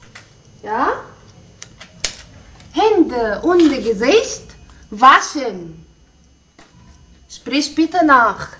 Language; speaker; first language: German; non-native, fluent; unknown